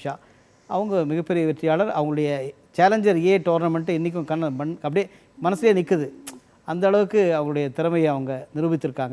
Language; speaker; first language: Tamil; native; Tamil